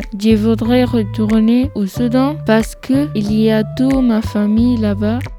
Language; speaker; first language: French; non-native, learner; Arabic